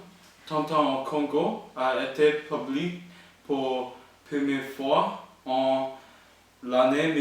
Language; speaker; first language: French; non-native, learner; English